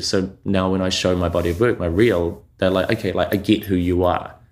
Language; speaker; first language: English; native; English